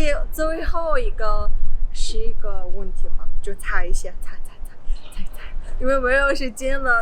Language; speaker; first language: Chinese; non-native, learner; Mongolian